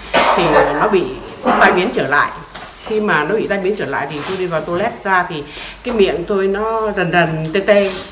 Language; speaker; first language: Vietnamese; non-native, local second language; Tày